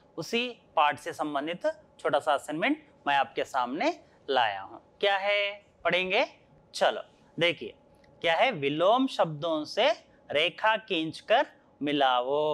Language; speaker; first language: Hindi; non-native, local second language; Telugu